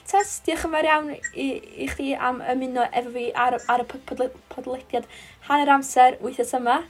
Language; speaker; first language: Welsh; native; Welsh